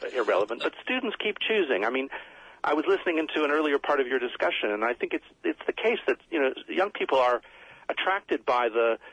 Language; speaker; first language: English; native; English